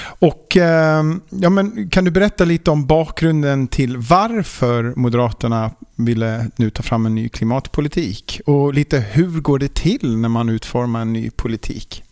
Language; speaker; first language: Swedish; native; Swedish